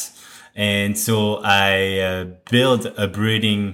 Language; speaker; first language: English; non-native, fluent; French